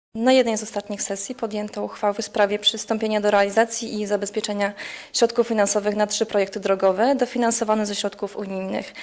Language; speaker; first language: Polish; native; Polish